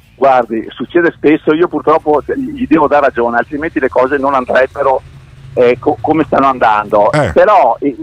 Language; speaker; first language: Italian; native; Italian